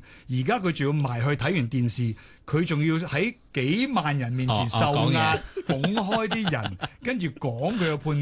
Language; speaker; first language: Cantonese; native; Cantonese